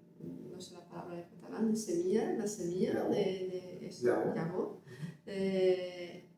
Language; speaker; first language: Catalan; non-native, learner; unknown